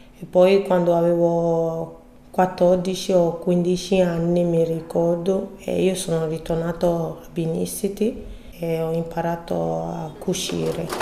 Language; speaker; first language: Italian; non-native, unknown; Bini